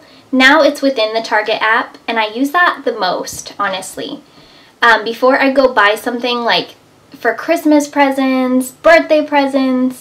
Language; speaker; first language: English; native; English